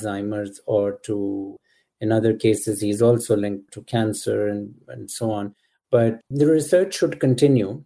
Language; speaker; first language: English; non-native, local second language; Urdu